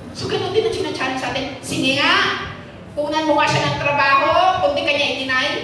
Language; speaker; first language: Filipino; non-native, local second language; Hiligaynon